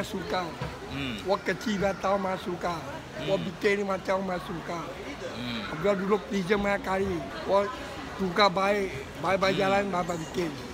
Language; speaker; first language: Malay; non-native, local second language; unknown